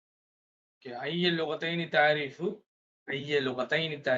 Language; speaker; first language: Arabic; non-native, fluent; Tamil